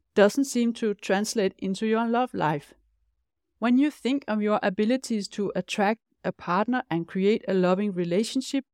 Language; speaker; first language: English; non-native, fluent; Danish